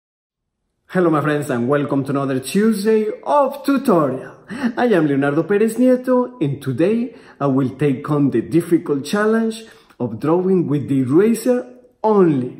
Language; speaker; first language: English; non-native, fluent; Spanish